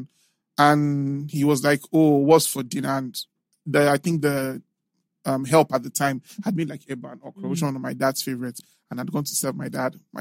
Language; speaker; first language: English; non-native, local second language; Yoruba